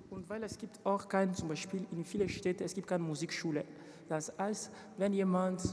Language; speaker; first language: German; non-native, learner; French